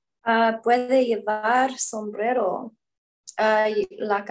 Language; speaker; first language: Spanish; non-native, learner; English